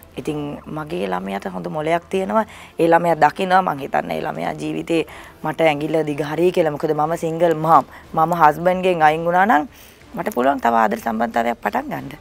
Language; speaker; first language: Sinhala; native; Sinhala